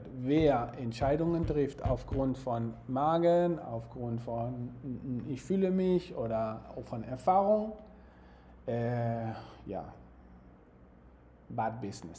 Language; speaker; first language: German; non-native, fluent; Spanish